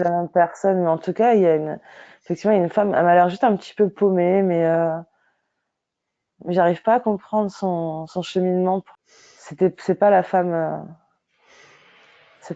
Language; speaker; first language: French; native; French